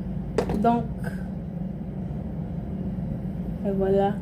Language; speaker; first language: French; non-native, learner; English